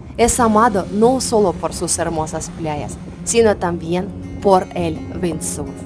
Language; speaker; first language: Spanish; non-native, learner; Ukrainian